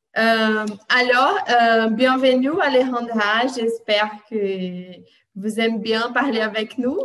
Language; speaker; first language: French; non-native, fluent; Portuguese